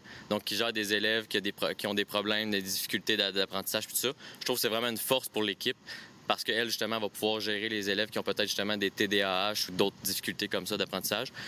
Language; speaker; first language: French; native; French